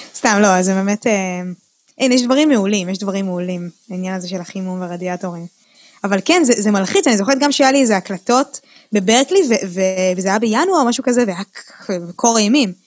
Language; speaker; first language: Hebrew; native; Hebrew